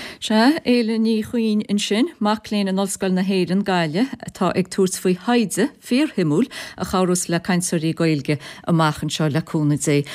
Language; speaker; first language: Irish; native; Irish